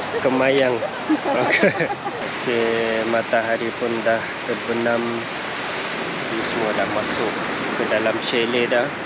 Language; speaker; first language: Malay; non-native, fluent; Western Cham